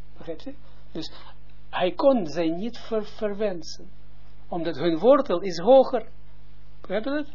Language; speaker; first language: Dutch; non-native, fluent; Hebrew